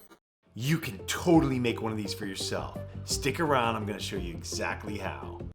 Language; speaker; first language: English; native; English